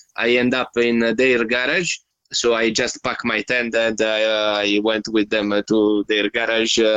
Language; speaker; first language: English; non-native, learner; Italian